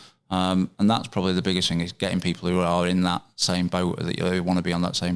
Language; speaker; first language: English; native; English